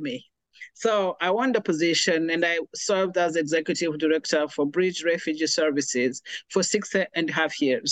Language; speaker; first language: English; non-native, local second language; Kinyarwanda